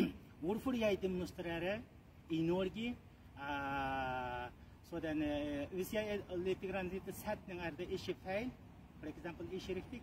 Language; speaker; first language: Norwegian; non-native, learner; Uyghur